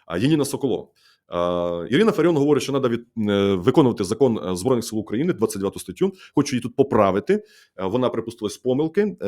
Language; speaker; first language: Ukrainian; native; Ukrainian